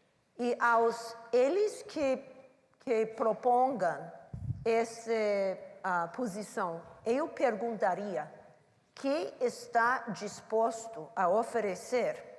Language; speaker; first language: Portuguese; non-native, learner; English